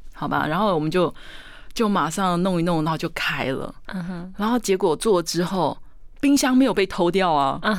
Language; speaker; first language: Chinese; native; Chinese